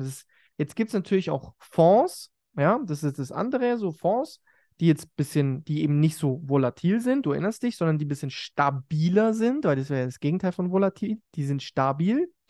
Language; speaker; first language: German; native; German